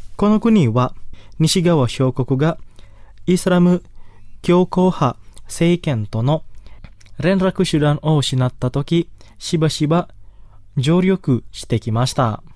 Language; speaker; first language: Japanese; non-native, fluent; Indonesian